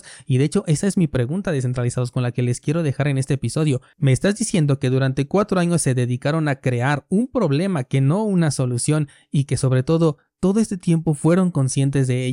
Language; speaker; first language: Spanish; native; Spanish